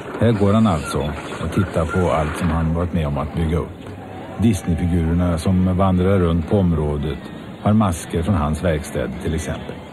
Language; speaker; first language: Swedish; native; Swedish